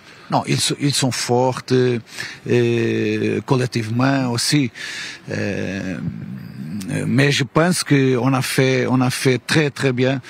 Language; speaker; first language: French; non-native, learner; Portuguese